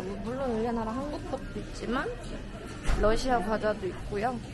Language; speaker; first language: Korean; native; Korean